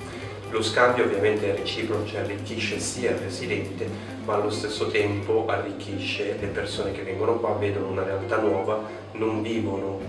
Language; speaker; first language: Italian; native; Italian